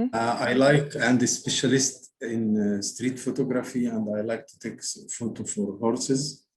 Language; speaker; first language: English; non-native, learner; Arabic